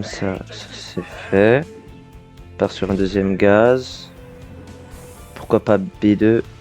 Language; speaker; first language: French; native; French